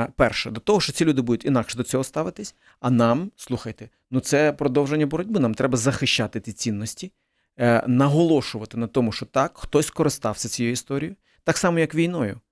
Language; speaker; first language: Ukrainian; early bilingual, other home language; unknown